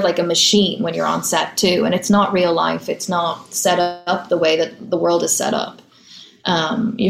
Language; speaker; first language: English; native; English